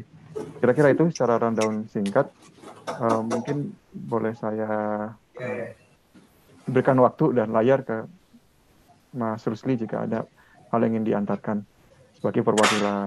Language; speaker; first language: Indonesian; native; Indonesian